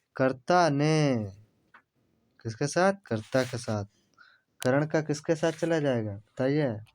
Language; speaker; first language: Hindi; native; Hindi